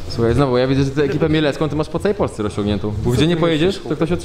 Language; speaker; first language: Polish; native; Polish